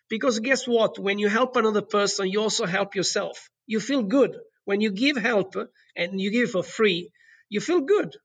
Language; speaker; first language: English; non-native, fluent; Italian